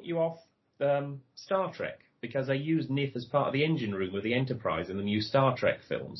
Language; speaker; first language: English; native; English